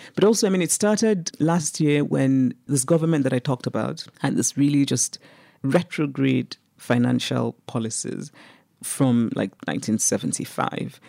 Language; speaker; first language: English; non-native, local second language; Igbo